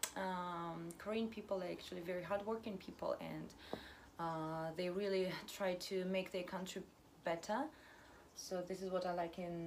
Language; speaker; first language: English; non-native, fluent; Russian